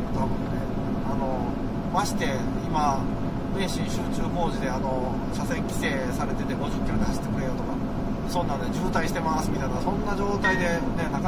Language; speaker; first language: Japanese; native; Japanese